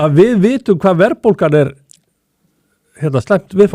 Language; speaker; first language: Icelandic; native; Icelandic